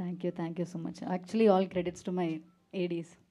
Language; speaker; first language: Telugu; non-native, learner; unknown